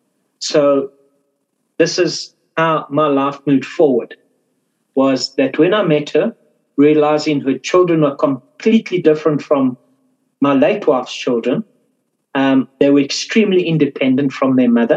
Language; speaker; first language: English; native; English